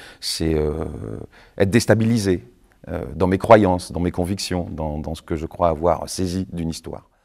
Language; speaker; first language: French; native; French